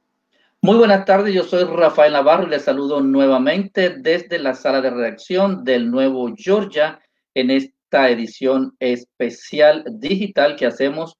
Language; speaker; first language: Spanish; native; Spanish